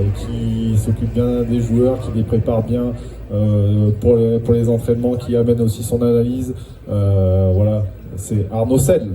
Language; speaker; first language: French; native; French